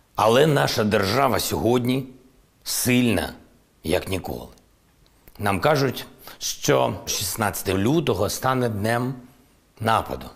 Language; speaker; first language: Ukrainian; non-native, local second language; Russian